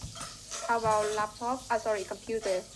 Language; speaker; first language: English; non-native, fluent; Vietnamese